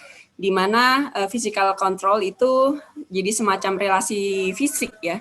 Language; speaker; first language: Indonesian; native; Indonesian